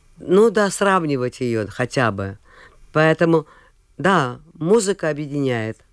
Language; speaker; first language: Russian; non-native, local second language; Latvian